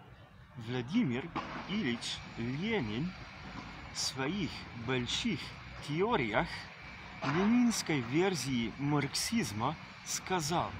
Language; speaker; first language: Russian; non-native, learner; Slovenian